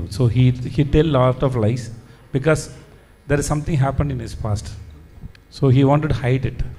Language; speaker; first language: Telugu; non-native, learner; Tamil